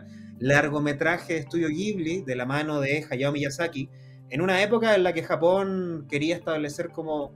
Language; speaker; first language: Spanish; native; Spanish